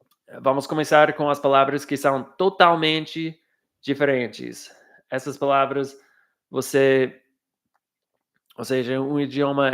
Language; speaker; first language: Portuguese; non-native, fluent; English